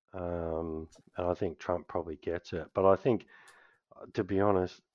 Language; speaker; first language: English; native; English